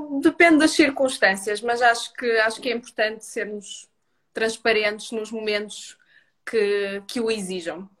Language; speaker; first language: Portuguese; early bilingual, other home language; Russian